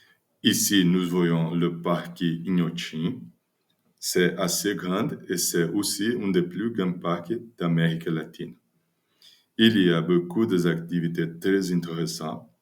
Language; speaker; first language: French; non-native, learner; Portuguese